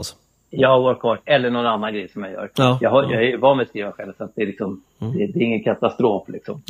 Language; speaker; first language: Swedish; native; Swedish